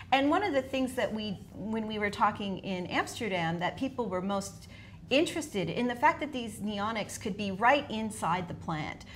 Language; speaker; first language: English; native; English